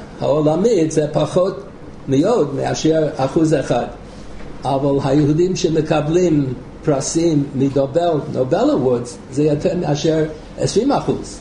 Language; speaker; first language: Hebrew; non-native, fluent; English